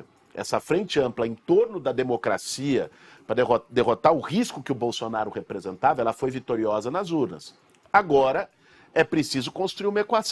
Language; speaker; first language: Portuguese; native; Portuguese